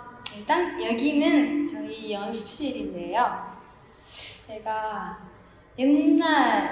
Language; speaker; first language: Korean; non-native, fluent; Japanese